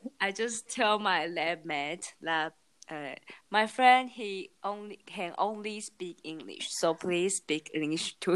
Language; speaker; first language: English; non-native, learner; Chinese